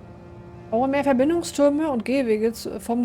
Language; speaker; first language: German; native; German